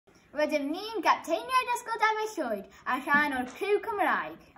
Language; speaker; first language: Welsh; non-native, local second language; English